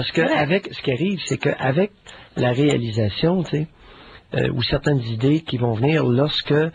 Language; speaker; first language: French; native; French